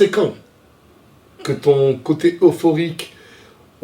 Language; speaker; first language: French; native; French